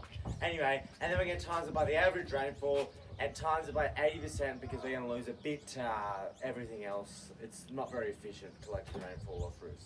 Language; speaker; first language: English; native; English